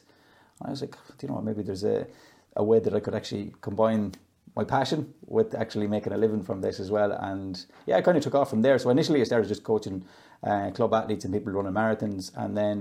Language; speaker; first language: English; native; English